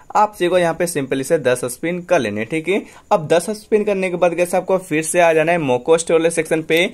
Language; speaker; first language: Hindi; native; Hindi